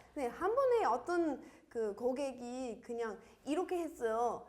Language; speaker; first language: Korean; non-native, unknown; English